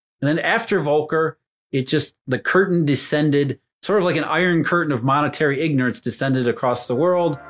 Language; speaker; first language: English; native; English